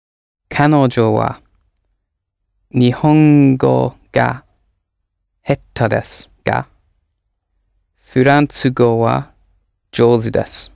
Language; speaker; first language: Japanese; non-native, learner; English